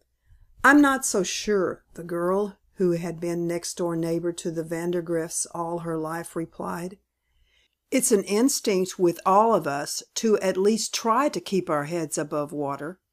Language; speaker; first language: English; native; English